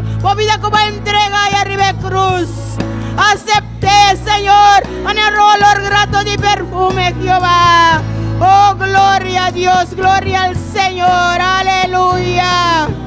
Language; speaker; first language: Spanish; non-native, learner; Papiamento